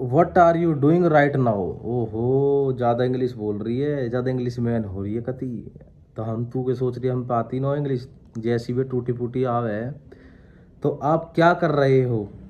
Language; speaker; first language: Hindi; native; Hindi